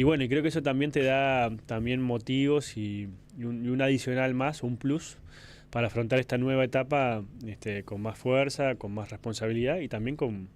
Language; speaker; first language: Spanish; native; Spanish